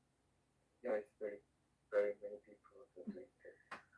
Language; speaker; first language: English; non-native, learner; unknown